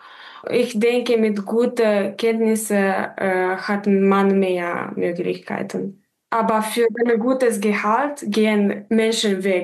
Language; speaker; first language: German; non-native, learner; Romanian